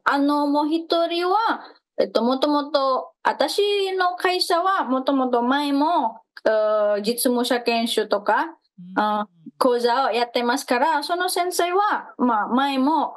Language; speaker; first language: Japanese; non-native, fluent; Indonesian